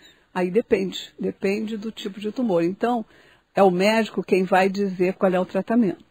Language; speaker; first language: Portuguese; native; Portuguese